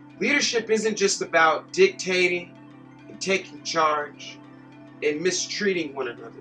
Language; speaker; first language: English; native; English